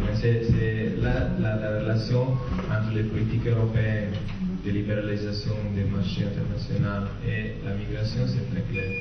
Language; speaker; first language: French; non-native, fluent; Italian